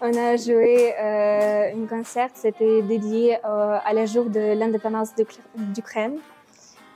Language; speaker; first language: French; non-native, learner; Ukrainian